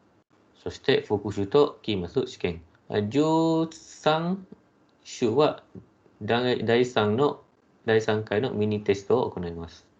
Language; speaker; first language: Japanese; non-native, fluent; Malay